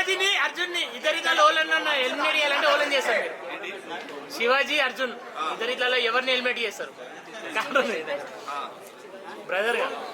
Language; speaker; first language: Telugu; native; Telugu